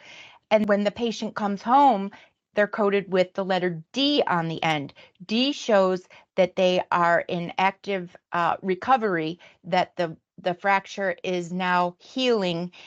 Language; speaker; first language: English; native; English